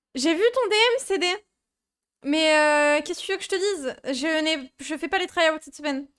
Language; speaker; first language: French; native; French